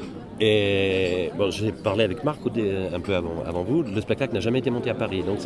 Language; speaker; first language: French; native; French